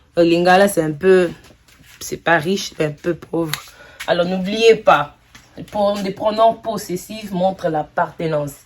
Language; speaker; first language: French; non-native, local second language; Lingala